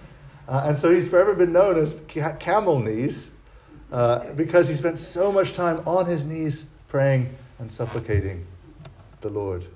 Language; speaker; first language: English; native; English